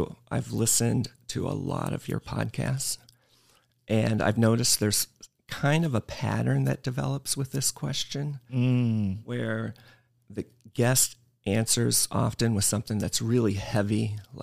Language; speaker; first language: English; native; English